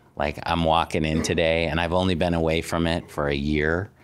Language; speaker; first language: English; native; English